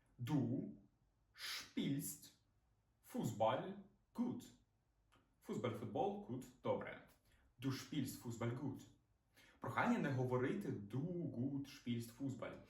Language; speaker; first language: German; non-native, fluent; Ukrainian